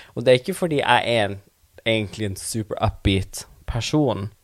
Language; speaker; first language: Norwegian; non-native, local second language; Northern Sami